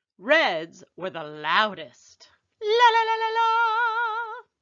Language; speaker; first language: English; native; English